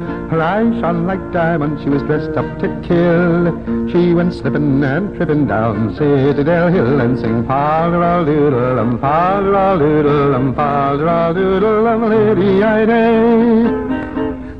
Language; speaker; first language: English; native; English